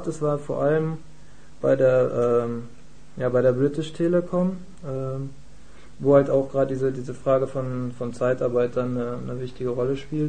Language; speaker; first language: German; native; German